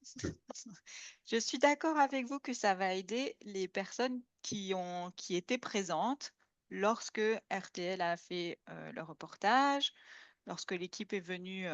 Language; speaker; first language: French; native; French